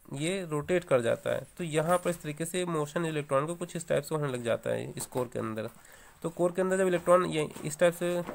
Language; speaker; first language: Hindi; native; Hindi